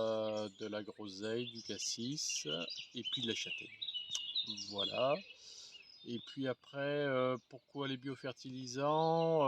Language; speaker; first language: French; native; French